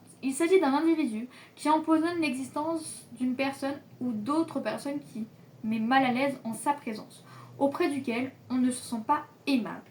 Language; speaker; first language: French; native; French